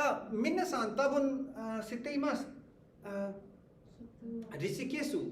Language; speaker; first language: Japanese; non-native, learner; Hindi